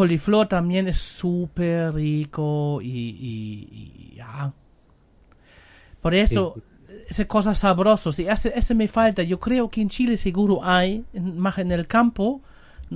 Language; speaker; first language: Spanish; non-native, learner; German